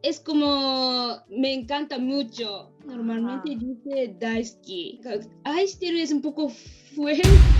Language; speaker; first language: Spanish; non-native, learner; Japanese